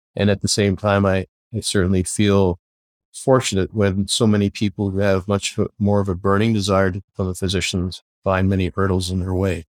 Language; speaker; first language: English; native; English